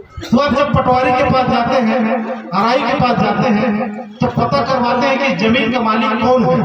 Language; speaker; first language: Hindi; non-native, local second language; Gondi